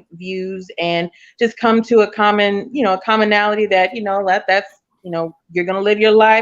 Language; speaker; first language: English; native; English